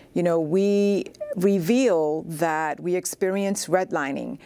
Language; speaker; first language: English; native; English